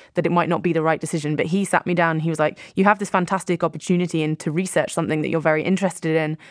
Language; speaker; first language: English; native; English